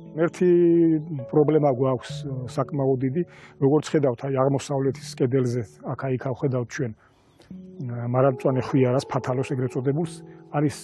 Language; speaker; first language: Georgian; native; Georgian